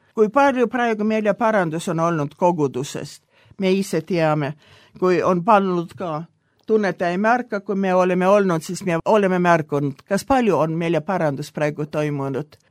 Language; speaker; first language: Estonian; non-native, local second language; Russian